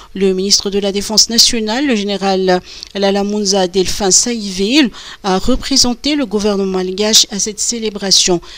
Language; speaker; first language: French; non-native, local second language; Malagasy